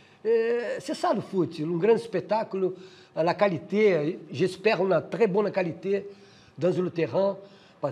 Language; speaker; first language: French; non-native, fluent; Portuguese